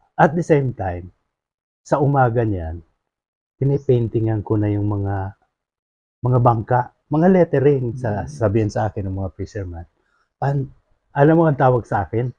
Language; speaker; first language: Filipino; non-native, local second language; Bikol